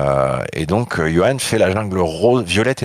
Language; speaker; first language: French; native; French